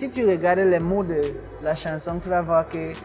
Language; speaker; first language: French; non-native, local second language; English